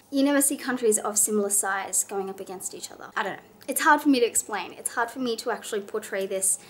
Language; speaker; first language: English; native; English